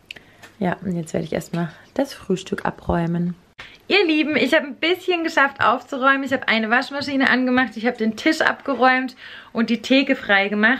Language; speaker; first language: German; native; German